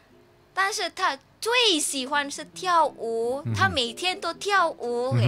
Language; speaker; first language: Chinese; non-native, fluent; Indonesian